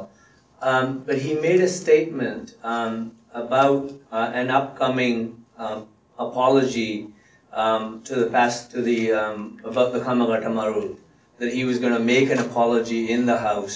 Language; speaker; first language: English; non-native, local second language; Punjabi